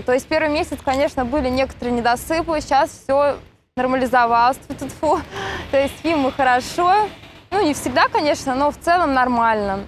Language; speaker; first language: Russian; native; Russian